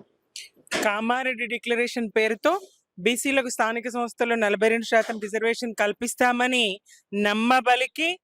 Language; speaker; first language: Telugu; native; Telugu